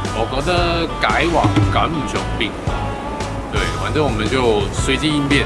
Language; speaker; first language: Chinese; native; Chinese